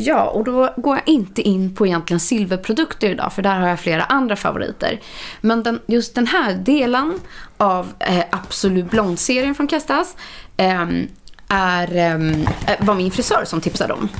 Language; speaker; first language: Swedish; native; Swedish